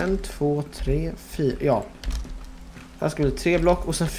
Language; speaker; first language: Swedish; non-native, fluent; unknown